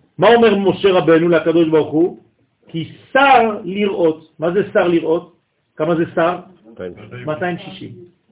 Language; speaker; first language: Hebrew; non-native, fluent; French